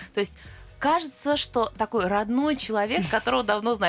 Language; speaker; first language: Russian; native; Russian